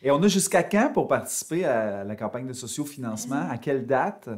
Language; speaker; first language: French; native; French